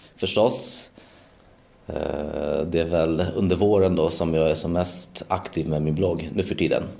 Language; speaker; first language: Swedish; native; Swedish